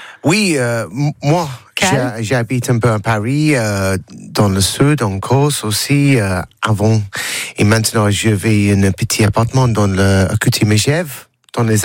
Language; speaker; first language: French; non-native, learner; English